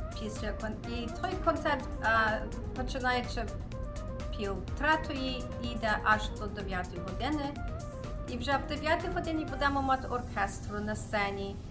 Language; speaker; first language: Ukrainian; early bilingual, heritage; Ukrainian